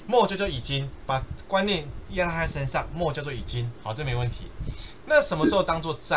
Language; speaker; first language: Chinese; native; Chinese